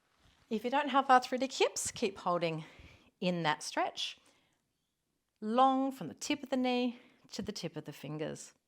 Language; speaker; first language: English; native; English